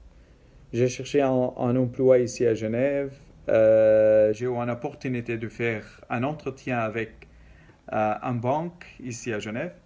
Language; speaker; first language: French; non-native, learner; Arabic